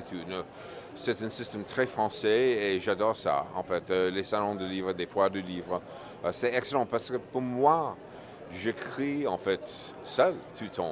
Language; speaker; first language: French; non-native, fluent; English